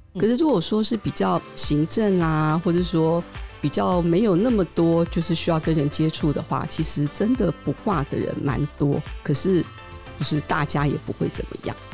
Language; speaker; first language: Chinese; native; Chinese